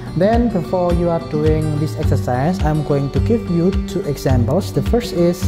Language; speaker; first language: English; non-native, fluent; Indonesian